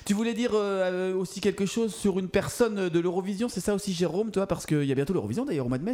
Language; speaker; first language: French; native; French